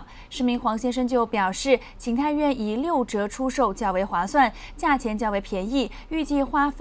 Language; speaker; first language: Chinese; non-native, local second language; Cantonese